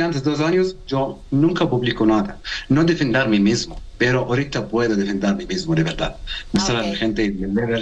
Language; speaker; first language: Spanish; non-native, learner; Arabic